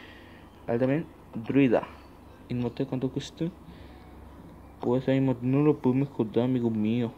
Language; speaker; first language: Spanish; native; Spanish